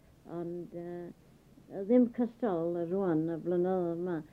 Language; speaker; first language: Welsh; early bilingual, heritage; Welsh